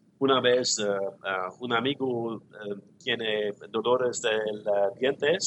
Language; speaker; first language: Spanish; non-native, learner; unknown